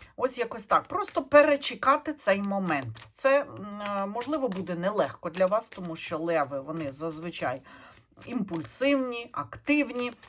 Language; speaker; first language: Ukrainian; non-native, local second language; Russian